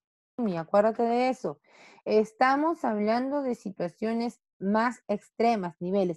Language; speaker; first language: Spanish; native; Spanish